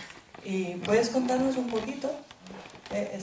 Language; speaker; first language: Spanish; non-native, fluent; Finnish